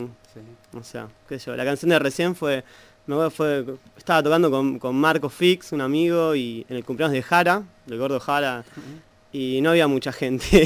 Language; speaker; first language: Spanish; native; Spanish